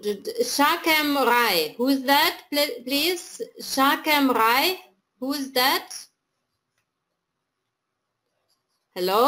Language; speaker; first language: English; non-native, fluent; German